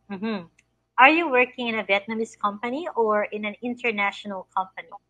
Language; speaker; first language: English; non-native, fluent; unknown